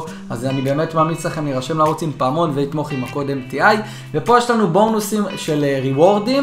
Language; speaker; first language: Hebrew; native; Hebrew